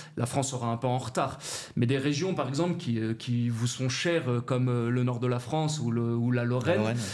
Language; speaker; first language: French; native; French